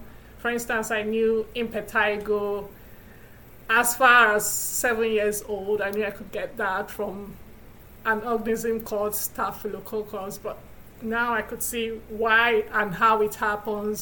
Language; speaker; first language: English; non-native, local second language; Igbo